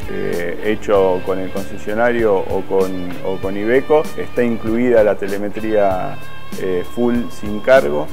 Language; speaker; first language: Spanish; native; Spanish